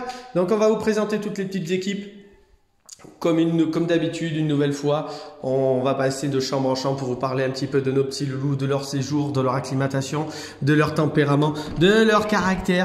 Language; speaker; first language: French; native; French